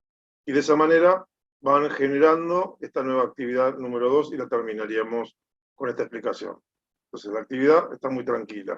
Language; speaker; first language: Spanish; native; Spanish